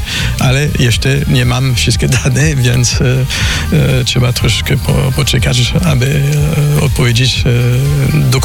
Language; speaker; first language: Polish; non-native, learner; French